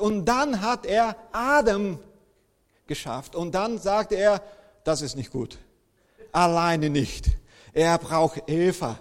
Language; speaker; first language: German; non-native, fluent; Portuguese